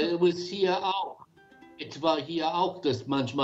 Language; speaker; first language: German; non-native, learner; English